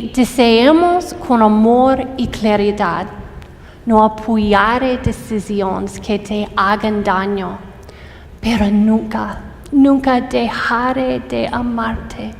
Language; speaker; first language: Spanish; non-native, fluent; English